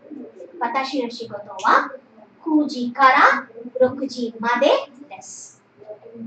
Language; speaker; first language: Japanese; non-native, fluent; Tamil